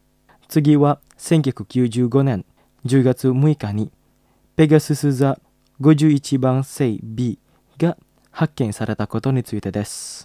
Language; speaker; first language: Japanese; non-native, fluent; Indonesian